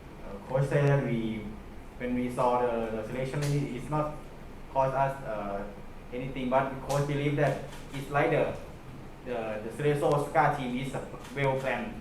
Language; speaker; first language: English; non-native, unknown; Thai